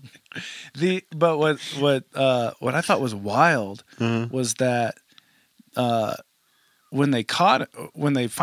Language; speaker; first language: English; native; English